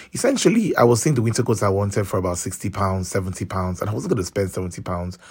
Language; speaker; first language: English; non-native, local second language; Yoruba